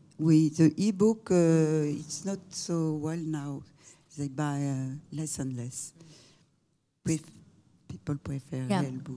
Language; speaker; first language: English; non-native, fluent; French